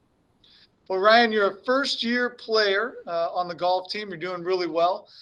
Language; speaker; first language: English; native; English